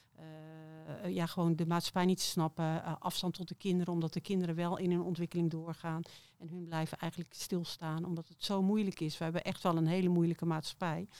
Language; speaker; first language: Dutch; native; Dutch